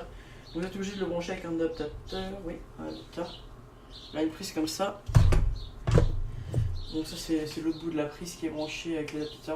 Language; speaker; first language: French; native; French